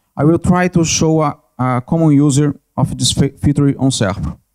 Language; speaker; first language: English; non-native, learner; Portuguese